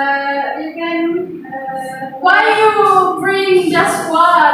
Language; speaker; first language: English; non-native, learner; Indonesian